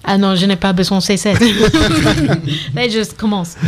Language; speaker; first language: French; non-native, learner; English